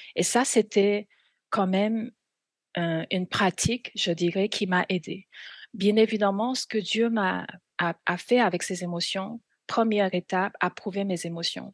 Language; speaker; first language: French; non-native, fluent; Korean